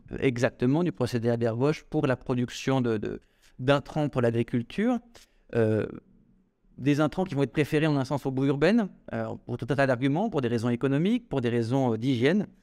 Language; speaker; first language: French; native; French